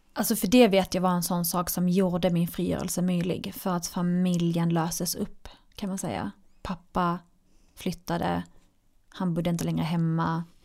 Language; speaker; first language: Swedish; early bilingual, other home language; Arabic